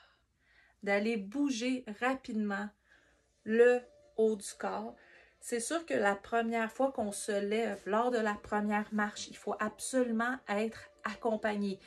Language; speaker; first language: French; native; French